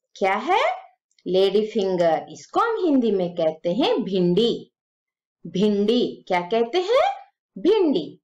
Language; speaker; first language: Hindi; native; Hindi